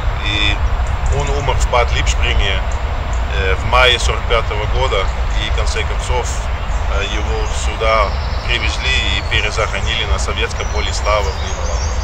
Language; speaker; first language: Russian; non-native, learner; Dutch